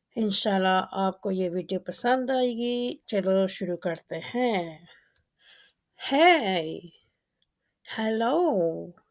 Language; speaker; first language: Urdu; non-native, local second language; Punjabi